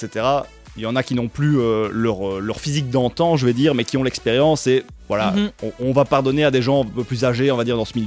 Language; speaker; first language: French; native; French